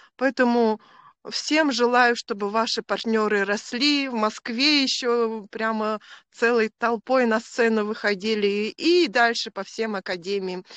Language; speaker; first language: Russian; native; Russian